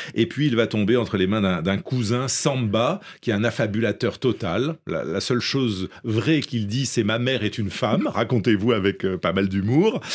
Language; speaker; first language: French; native; French